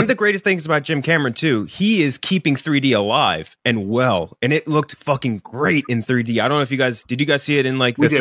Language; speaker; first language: English; native; English